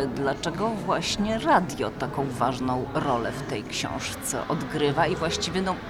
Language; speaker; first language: Polish; native; Polish